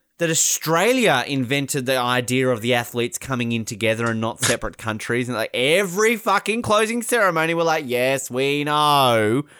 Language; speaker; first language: English; native; English